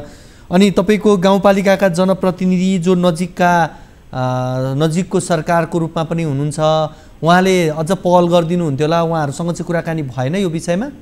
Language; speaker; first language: Nepali; native; Nepali